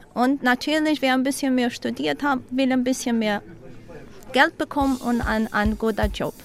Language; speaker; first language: German; non-native, learner; Portuguese